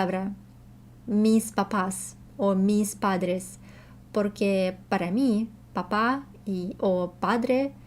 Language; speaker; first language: Spanish; non-native, learner; Russian